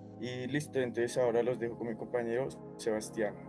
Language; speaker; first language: Spanish; native; Spanish